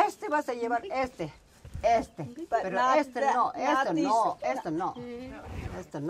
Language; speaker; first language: Spanish; non-native, local second language; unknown